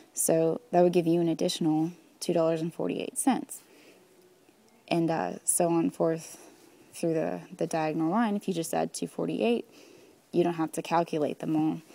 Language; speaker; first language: English; native; English